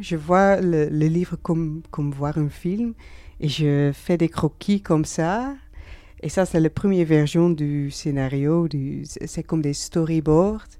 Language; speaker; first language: French; non-native, learner; Dutch